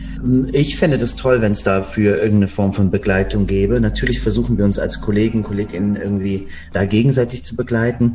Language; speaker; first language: German; native; German